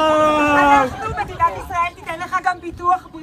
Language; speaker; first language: Hebrew; native; Hebrew